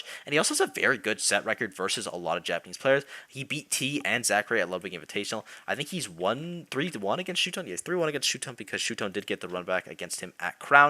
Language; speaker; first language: English; native; English